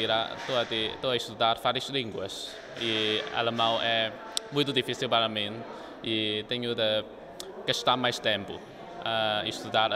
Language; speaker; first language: Portuguese; non-native, local second language; Chinese